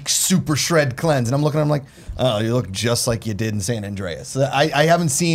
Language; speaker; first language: English; native; English